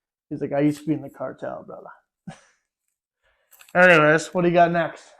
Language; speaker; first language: English; native; English